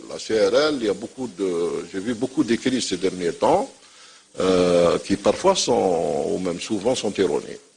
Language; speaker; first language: French; non-native, local second language; Arabic